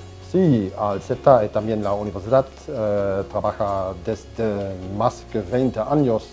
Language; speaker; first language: Spanish; non-native, learner; German